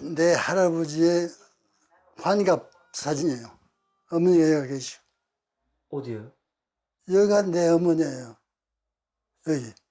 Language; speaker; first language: Korean; native; Korean